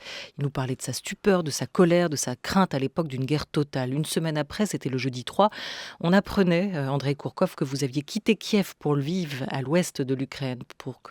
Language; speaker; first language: French; native; French